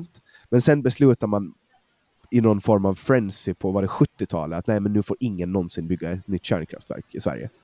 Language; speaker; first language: Swedish; non-native, fluent; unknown